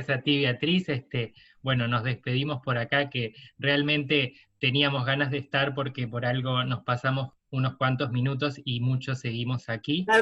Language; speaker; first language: Spanish; native; Spanish